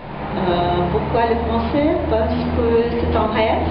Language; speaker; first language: French; non-native, learner; Portuguese